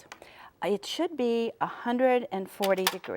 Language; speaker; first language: English; native; English